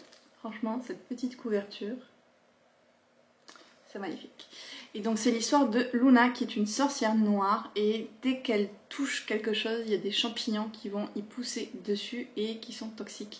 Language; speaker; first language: French; native; French